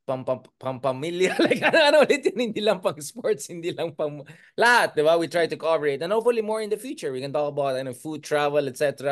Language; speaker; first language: English; non-native, local second language; Filipino